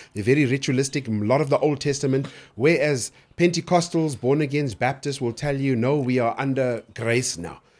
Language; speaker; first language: English; native; English